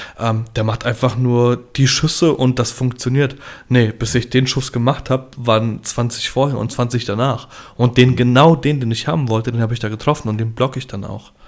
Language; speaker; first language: German; early bilingual, other home language; Polish